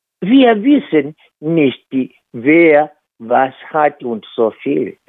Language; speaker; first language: German; non-native, fluent; Swahili